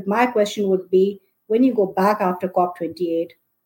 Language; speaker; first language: English; non-native, local second language; Urdu